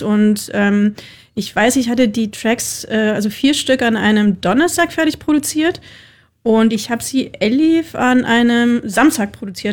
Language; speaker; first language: German; native; German